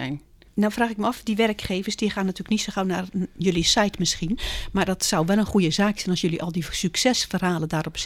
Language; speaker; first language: Dutch; native; Dutch